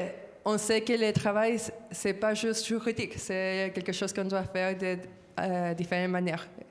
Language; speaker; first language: French; non-native, fluent; Spanish